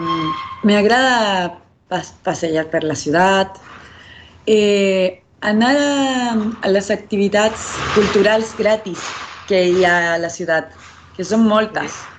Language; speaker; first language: Catalan; non-native, fluent; Spanish